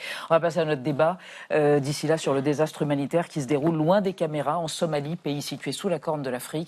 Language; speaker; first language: French; native; French